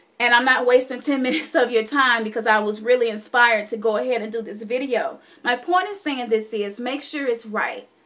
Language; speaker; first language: English; native; English